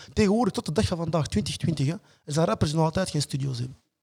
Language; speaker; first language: Dutch; early bilingual, other home language; French